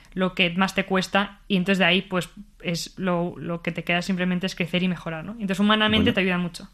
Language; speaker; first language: Spanish; native; Spanish